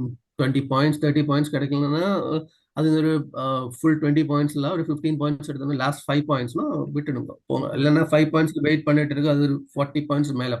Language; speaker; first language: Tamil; non-native, learner; Malayalam